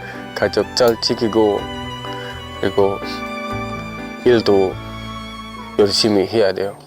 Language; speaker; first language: Korean; non-native, learner; Indonesian